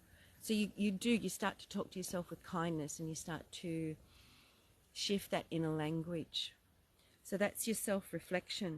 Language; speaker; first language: English; native; English